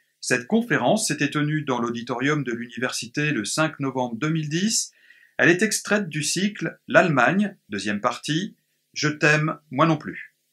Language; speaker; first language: French; native; French